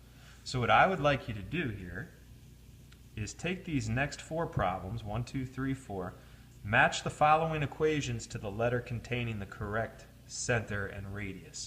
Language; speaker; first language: English; native; English